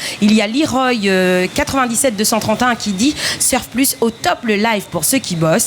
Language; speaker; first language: French; native; French